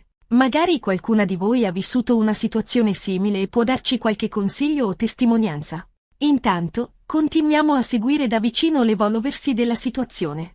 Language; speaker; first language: Italian; native; Italian